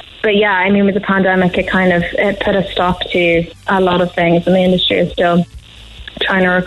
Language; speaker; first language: English; native; English